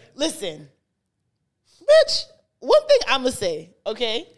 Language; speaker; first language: English; native; English